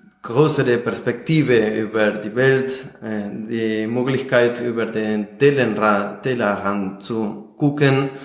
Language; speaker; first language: German; non-native, fluent; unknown